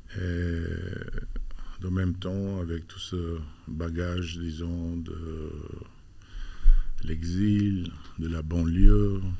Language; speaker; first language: French; non-native, fluent; Albanian